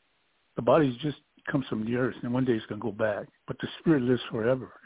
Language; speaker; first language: English; early bilingual, other home language; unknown